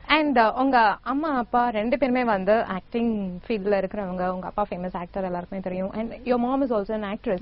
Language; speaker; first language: Tamil; native; Tamil